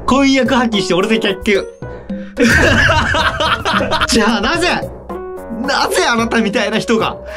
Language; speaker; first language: Japanese; native; Japanese